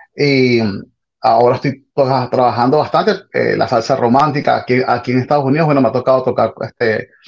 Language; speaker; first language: Spanish; native; Spanish